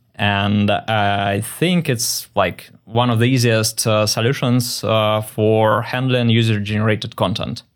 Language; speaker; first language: English; non-native, fluent; Russian